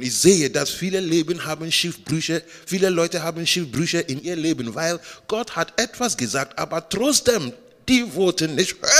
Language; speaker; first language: German; non-native, learner; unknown